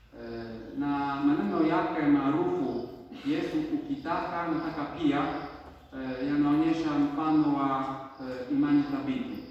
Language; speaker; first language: Swahili; non-native, fluent; Polish